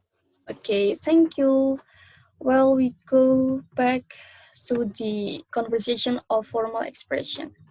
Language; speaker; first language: English; non-native, learner; Indonesian